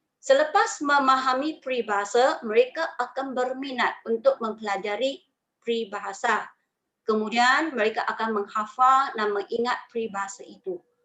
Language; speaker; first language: Malay; non-native, local second language; Chinese